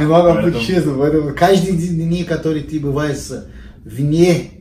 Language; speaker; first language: Russian; non-native, fluent; Portuguese